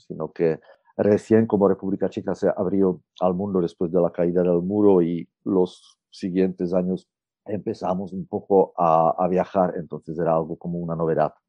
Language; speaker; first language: Spanish; non-native, fluent; Czech